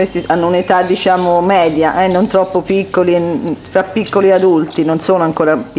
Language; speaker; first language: Italian; native; Italian